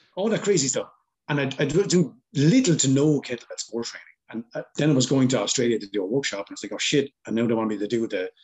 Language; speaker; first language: English; native; English